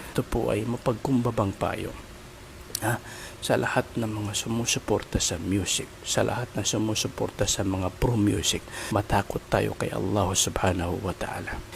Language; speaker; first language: Filipino; non-native, local second language; Maranao